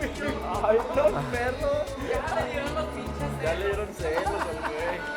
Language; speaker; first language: Spanish; native; Spanish